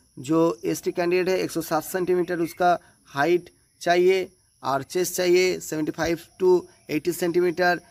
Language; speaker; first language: Hindi; non-native, local second language; Bangla